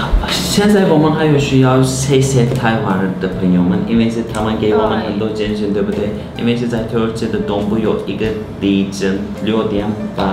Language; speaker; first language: Chinese; non-native, learner; Turkish